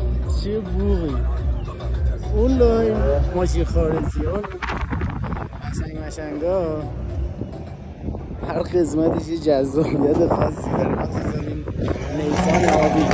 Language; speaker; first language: Persian; native; Persian